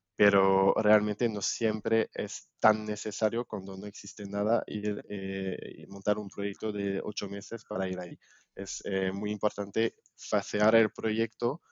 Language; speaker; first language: Spanish; non-native, fluent; French